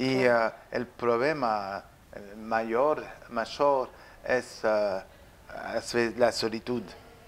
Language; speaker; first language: Spanish; non-native, learner; French